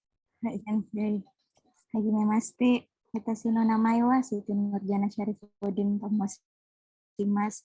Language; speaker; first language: Japanese; non-native, learner; Indonesian